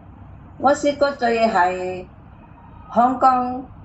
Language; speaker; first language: Cantonese; non-native, learner; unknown